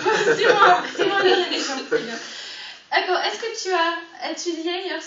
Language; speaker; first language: French; non-native, fluent; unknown